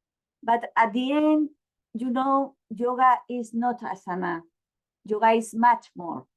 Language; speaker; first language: English; non-native, learner; Spanish